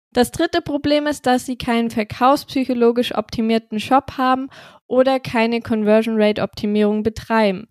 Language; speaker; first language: German; native; German